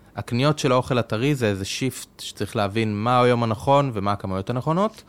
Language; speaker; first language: Hebrew; native; Hebrew